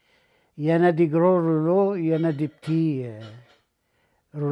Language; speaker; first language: French; non-native, learner; Arabic